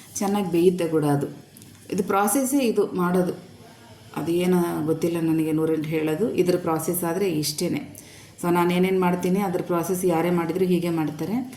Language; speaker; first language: Kannada; non-native, local second language; Telugu